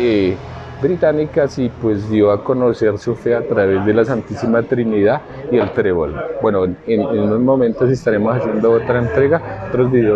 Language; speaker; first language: Spanish; native; Spanish